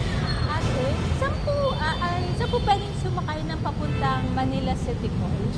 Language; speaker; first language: Filipino; native; Filipino